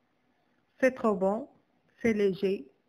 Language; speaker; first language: French; non-native, local second language; Arabic